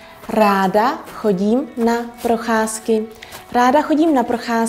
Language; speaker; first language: Czech; early bilingual, other home language; Vietnamese